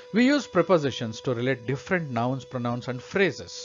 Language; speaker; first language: English; non-native, local second language; Kannada